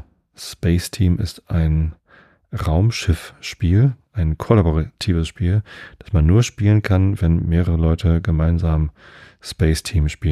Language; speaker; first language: German; native; German